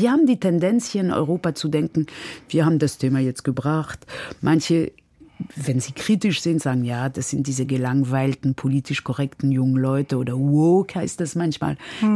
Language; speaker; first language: German; non-native, fluent; French